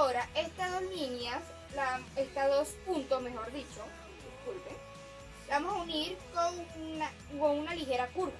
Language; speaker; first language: Spanish; native; Spanish